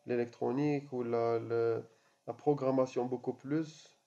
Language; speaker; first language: French; non-native, local second language; Arabic